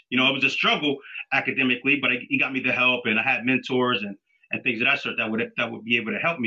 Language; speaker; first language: English; native; English